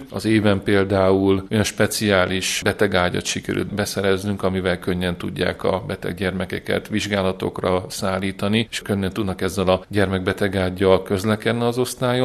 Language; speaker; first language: Hungarian; native; Hungarian